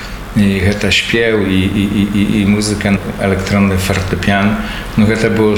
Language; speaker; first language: Belarusian; early bilingual, heritage; Belarusian